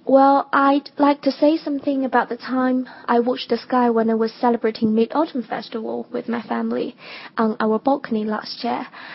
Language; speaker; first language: English; non-native, fluent; Chinese